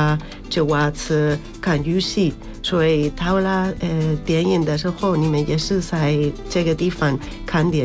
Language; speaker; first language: Chinese; non-native, fluent; Spanish